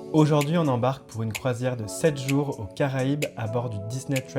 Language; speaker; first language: French; native; French